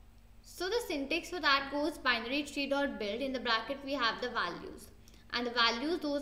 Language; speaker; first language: English; non-native, local second language; Hindi